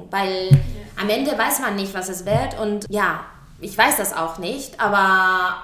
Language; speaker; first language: German; non-native, fluent; Spanish